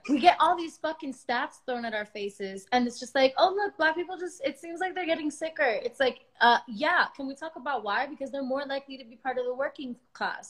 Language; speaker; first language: English; early bilingual, other home language; Spanish